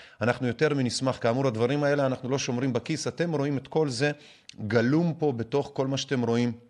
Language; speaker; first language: Hebrew; early bilingual, other home language; Russian